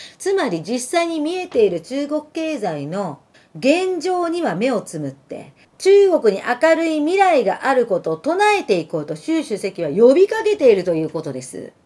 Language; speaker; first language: Japanese; early bilingual, other home language; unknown